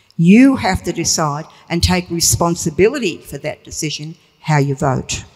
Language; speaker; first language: English; native; English